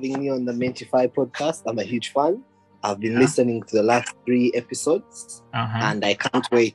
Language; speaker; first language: English; non-native, local second language; Ganda